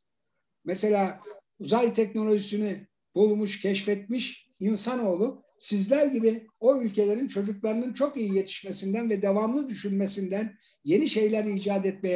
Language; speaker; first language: Turkish; native; Turkish